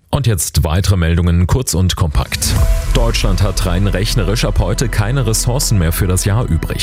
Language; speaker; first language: German; native; German